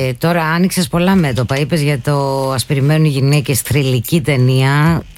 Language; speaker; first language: Greek; early bilingual, heritage; Greek